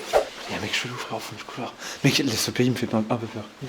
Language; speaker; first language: French; native; French